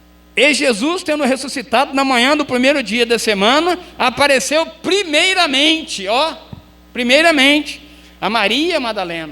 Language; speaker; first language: Portuguese; native; Portuguese